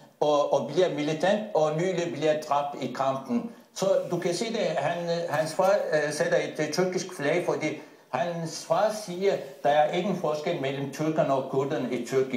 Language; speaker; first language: Danish; non-native, fluent; Turkish